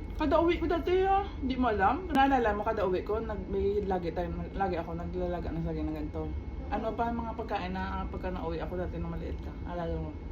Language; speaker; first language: Filipino; native; Filipino